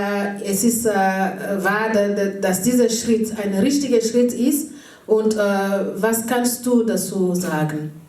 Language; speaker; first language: German; non-native, fluent; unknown